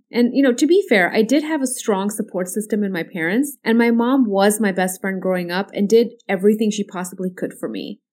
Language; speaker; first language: English; early bilingual, other home language; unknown